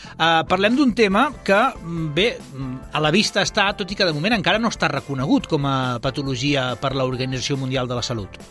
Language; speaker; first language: Catalan; native; Catalan